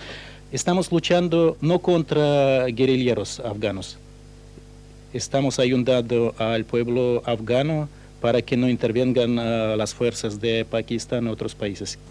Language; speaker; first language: Spanish; non-native, fluent; Russian